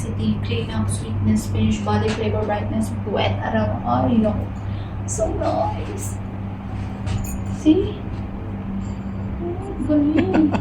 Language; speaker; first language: English; non-native, local second language; Filipino